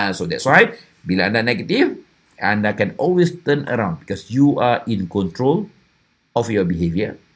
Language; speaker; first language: English; non-native, local second language; Malay